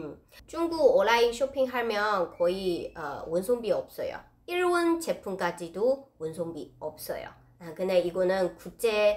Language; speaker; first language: Korean; non-native, fluent; Chinese